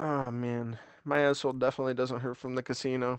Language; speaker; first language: English; native; English